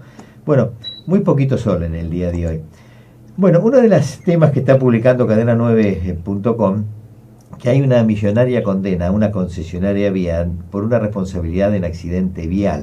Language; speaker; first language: Spanish; native; Spanish